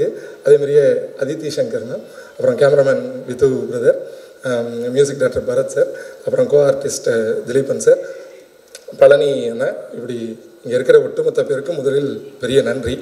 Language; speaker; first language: Tamil; native; Tamil